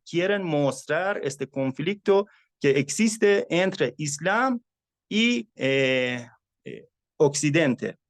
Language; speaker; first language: Spanish; non-native, fluent; Persian